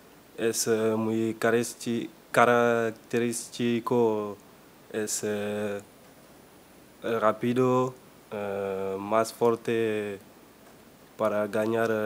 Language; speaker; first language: Spanish; non-native, learner; French